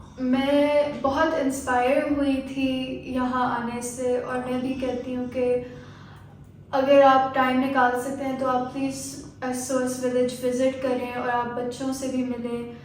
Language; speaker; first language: Urdu; early bilingual, heritage; Urdu